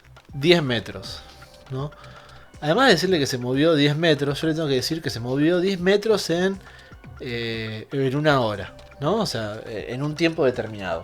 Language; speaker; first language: Spanish; native; Spanish